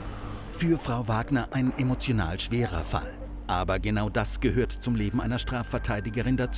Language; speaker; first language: German; native; German